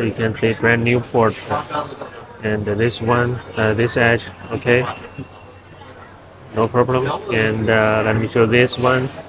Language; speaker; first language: English; non-native, learner; Chinese